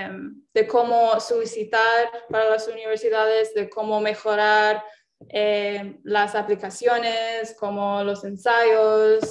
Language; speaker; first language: Spanish; non-native, fluent; English